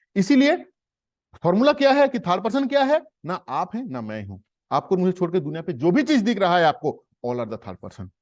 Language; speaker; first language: Hindi; native; Hindi